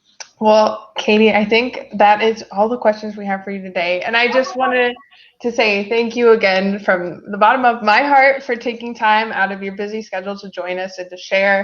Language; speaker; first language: English; native; English